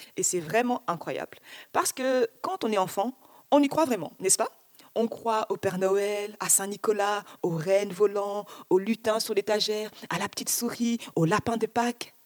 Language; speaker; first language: French; early bilingual, other home language; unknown